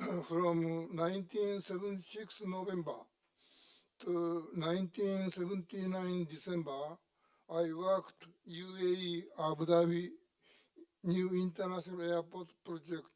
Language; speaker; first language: English; non-native, learner; Japanese